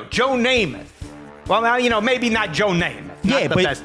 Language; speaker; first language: English; native; English